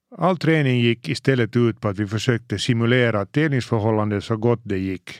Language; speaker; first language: Swedish; native; Swedish